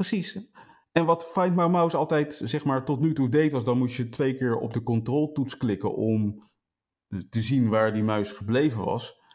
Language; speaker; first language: Dutch; native; Dutch